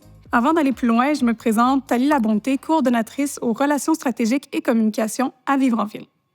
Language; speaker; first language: French; native; French